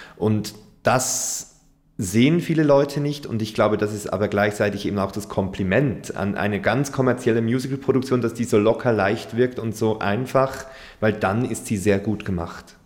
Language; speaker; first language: German; native; German